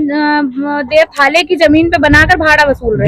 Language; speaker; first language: Hindi; native; Hindi